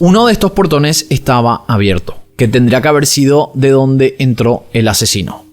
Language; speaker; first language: Spanish; native; Spanish